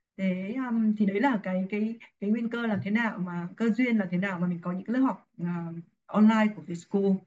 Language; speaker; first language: Vietnamese; native; Vietnamese